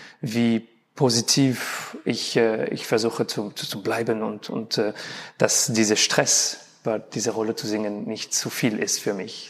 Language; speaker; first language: German; non-native, learner; French